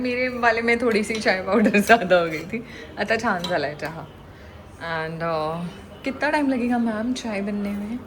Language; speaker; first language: Hindi; non-native, local second language; Marathi